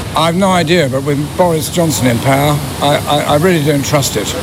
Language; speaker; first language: English; native; English